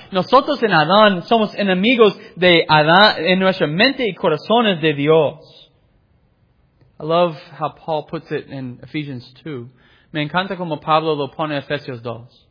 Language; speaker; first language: Spanish; non-native, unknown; English